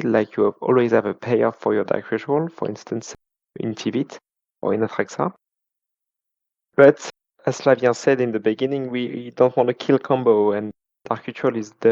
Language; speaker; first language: English; non-native, fluent; French